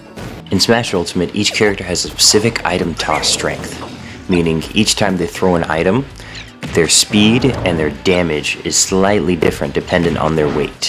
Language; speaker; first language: English; native; English